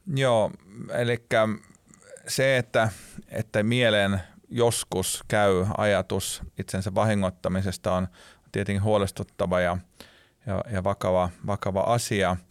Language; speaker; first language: Finnish; non-native, local second language; Swedish